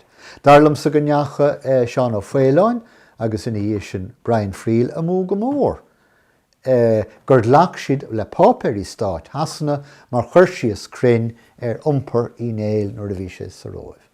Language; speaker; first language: Irish; non-native, local second language; English